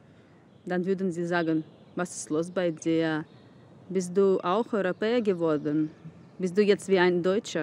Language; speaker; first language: German; non-native, fluent; Chechen